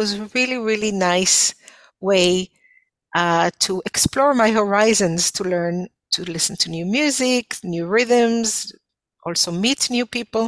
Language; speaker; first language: English; non-native, fluent; Hebrew